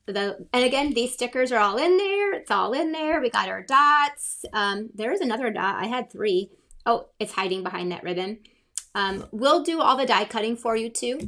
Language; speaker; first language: English; native; English